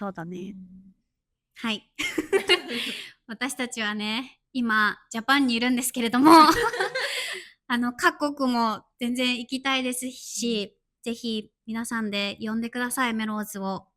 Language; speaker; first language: Japanese; native; Japanese